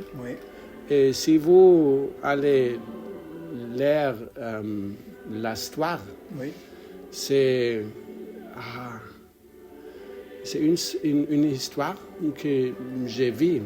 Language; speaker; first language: French; non-native, learner; English